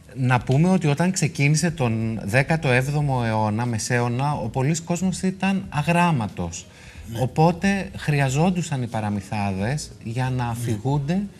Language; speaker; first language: Greek; native; Greek